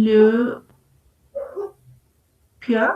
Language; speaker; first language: French; non-native, learner; Spanish